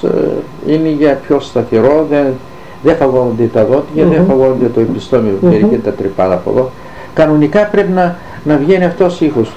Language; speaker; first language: Greek; native; Greek